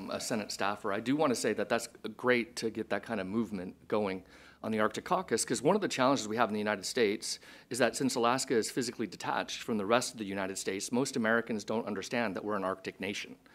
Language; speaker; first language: English; native; English